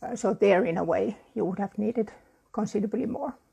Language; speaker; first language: English; non-native, fluent; Finnish